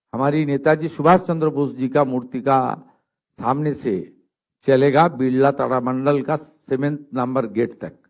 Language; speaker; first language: Hindi; non-native, local second language; Bangla